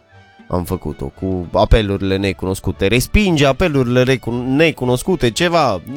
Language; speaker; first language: Romanian; native; Romanian